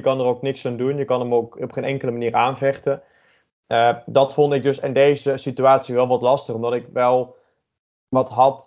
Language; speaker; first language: Dutch; native; Dutch